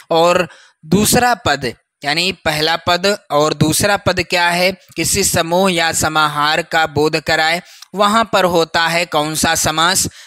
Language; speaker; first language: Hindi; native; Hindi